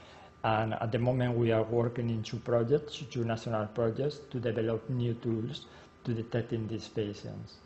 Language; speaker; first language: English; non-native, learner; Spanish